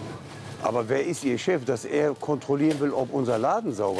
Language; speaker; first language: German; native; German